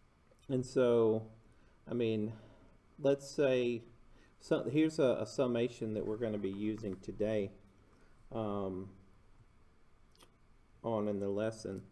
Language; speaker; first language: English; native; English